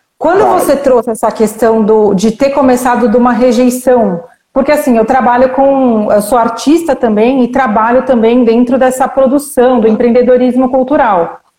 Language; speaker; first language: Portuguese; native; Portuguese